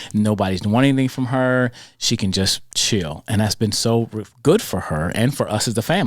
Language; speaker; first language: English; native; English